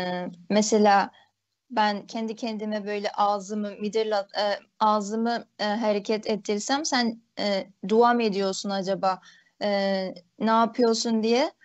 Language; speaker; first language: Turkish; early bilingual, other home language; Uyghur